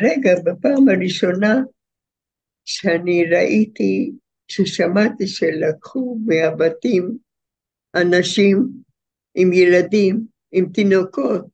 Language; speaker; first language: Hebrew; non-native, fluent; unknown